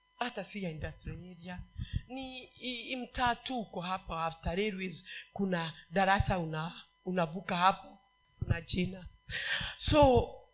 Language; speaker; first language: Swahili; non-native, local second language; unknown